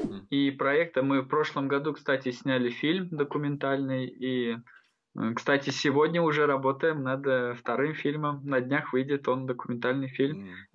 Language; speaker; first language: Russian; non-native, local second language; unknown